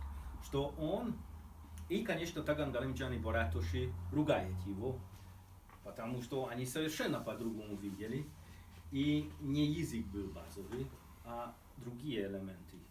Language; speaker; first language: Russian; non-native, fluent; Hungarian